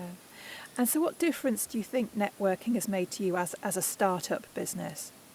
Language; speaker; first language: English; native; English